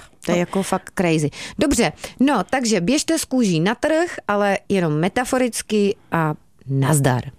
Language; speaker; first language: Czech; native; Czech